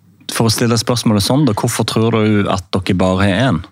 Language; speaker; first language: Norwegian; native; Norwegian